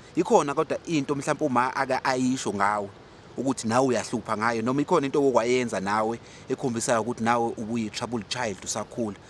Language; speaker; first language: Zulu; native; Zulu